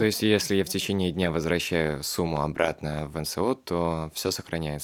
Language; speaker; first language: Russian; native; Russian